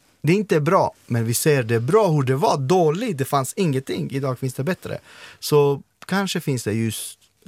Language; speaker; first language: Swedish; non-native, fluent; Romany